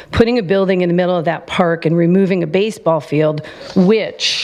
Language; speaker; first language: English; native; English